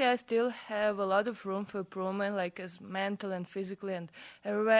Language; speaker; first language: English; non-native, fluent; Russian